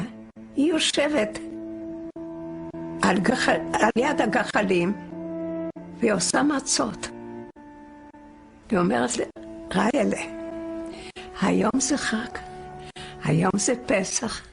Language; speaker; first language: Hebrew; non-native, fluent; Yiddish